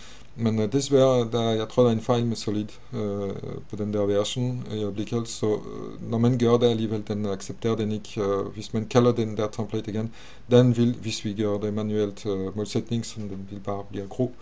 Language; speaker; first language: Danish; non-native, fluent; French